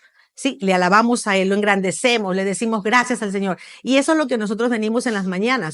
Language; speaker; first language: Spanish; native; Spanish